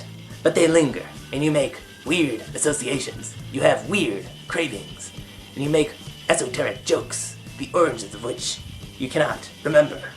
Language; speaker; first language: English; native; English